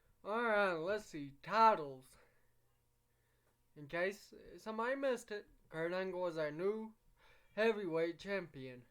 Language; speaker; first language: English; native; English